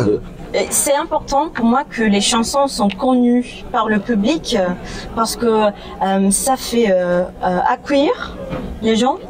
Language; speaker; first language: French; non-native, fluent; English